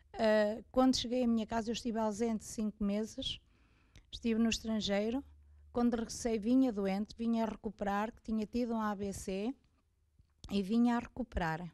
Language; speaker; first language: Portuguese; native; Portuguese